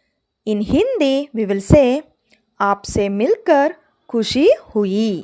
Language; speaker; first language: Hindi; non-native, local second language; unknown